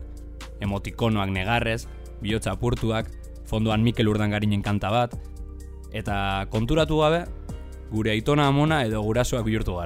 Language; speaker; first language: Basque; native; Basque